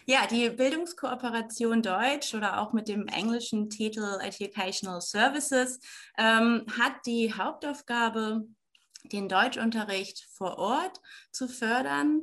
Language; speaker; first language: German; native; German